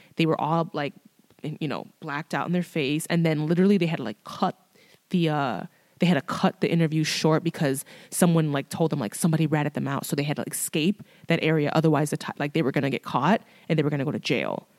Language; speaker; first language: English; early bilingual, other home language; Thai